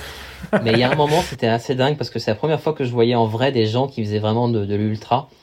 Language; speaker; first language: French; native; French